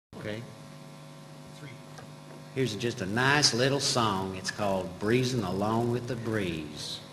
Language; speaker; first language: English; native; English